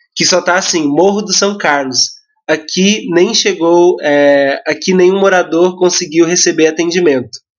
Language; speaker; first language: Portuguese; native; Portuguese